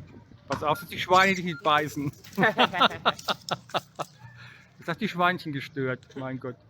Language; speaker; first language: German; non-native, fluent; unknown